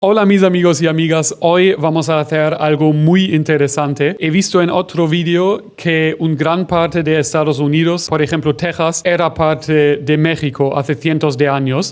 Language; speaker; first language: Spanish; non-native, fluent; German